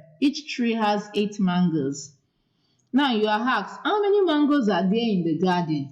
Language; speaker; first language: English; non-native, local second language; Yoruba